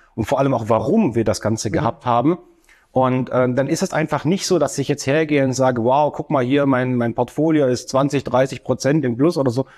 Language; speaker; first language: German; native; German